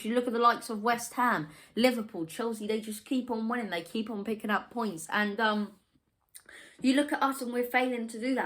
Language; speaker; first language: English; native; English